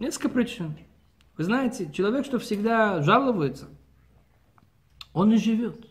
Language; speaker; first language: Russian; early bilingual, heritage; Russian